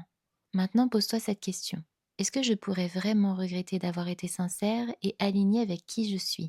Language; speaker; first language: French; native; French